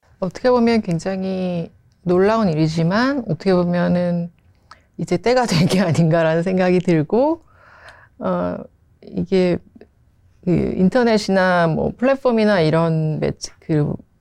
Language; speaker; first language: Korean; native; Korean